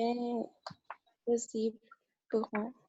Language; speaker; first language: French; non-native, learner; Spanish